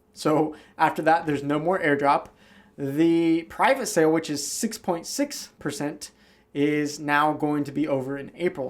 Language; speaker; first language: English; native; English